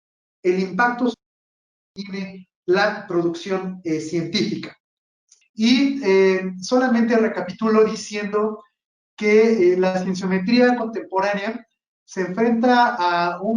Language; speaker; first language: Spanish; native; Spanish